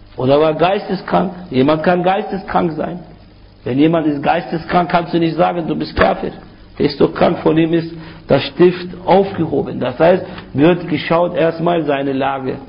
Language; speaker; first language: German; non-native, fluent; Arabic